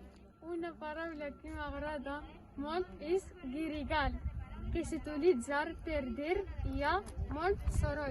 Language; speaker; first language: Catalan; non-native, learner; Arabic